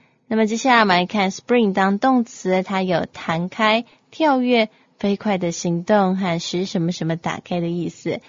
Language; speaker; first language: Chinese; native; Chinese